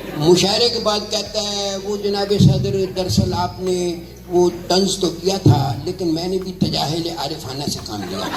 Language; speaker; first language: Urdu; non-native, local second language; Punjabi